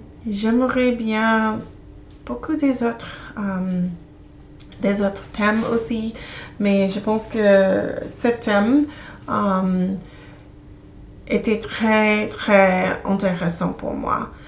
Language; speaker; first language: French; non-native, learner; English